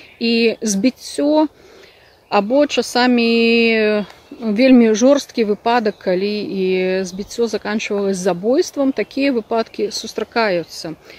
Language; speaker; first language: Belarusian; non-native, local second language; Russian